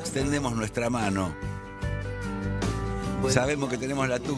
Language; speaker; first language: Spanish; native; Spanish